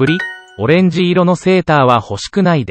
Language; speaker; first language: Japanese; non-native, learner; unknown